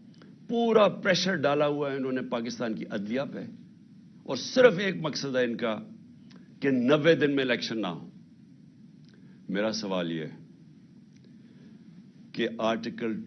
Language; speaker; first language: Urdu; native; Urdu